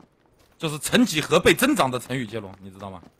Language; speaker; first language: Chinese; native; Chinese